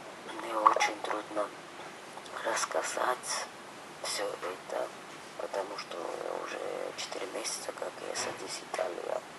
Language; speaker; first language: Russian; non-native, fluent; Georgian